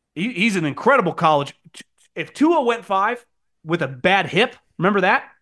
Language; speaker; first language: English; native; English